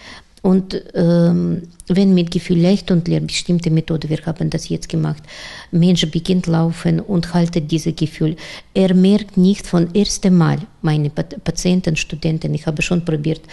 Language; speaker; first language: German; non-native, learner; Russian